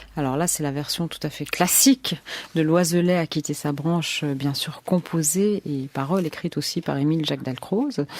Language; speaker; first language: French; native; French